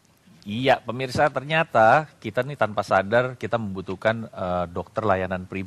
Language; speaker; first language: Indonesian; native; Indonesian